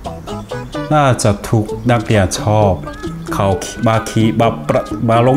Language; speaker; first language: Thai; non-native, learner; Korean